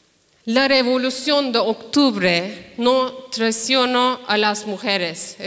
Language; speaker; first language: Spanish; non-native, fluent; Turkish